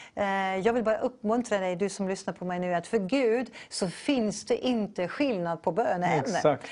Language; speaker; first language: Swedish; non-native, fluent; English